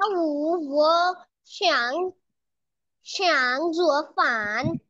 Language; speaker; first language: Chinese; non-native, learner; Urdu